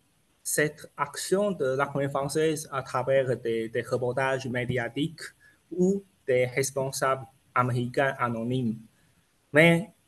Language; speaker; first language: French; non-native, fluent; Chinese